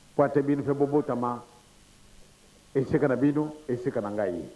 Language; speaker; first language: Lingala; non-native, local second language; Kongo